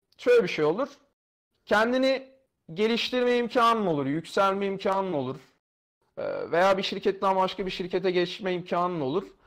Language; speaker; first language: Turkish; native; Turkish